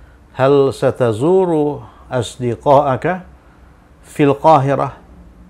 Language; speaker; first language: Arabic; non-native, fluent; Indonesian